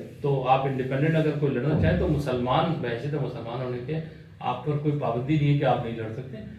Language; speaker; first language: Urdu; native; Urdu